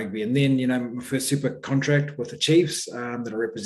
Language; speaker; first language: English; native; English